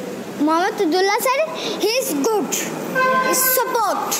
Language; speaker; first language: English; non-native, learner; Hindi